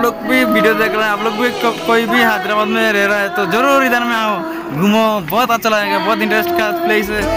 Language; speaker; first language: Hindi; non-native, local second language; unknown